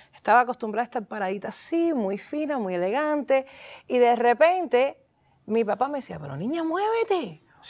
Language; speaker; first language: Spanish; early bilingual, heritage; Spanish